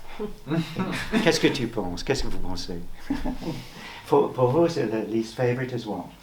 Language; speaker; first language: French; non-native, learner; English